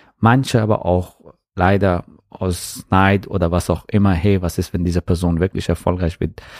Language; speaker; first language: German; non-native, fluent; Persian